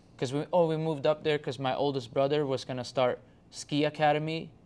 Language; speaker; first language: English; non-native, fluent; Swedish